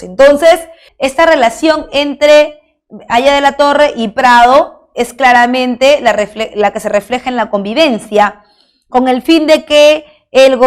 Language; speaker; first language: Spanish; native; Spanish